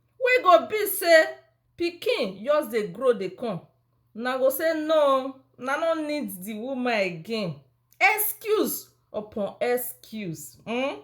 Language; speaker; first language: Nigerian Pidgin; non-native, local second language; Bini